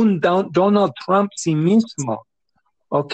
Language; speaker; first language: Spanish; non-native, learner; English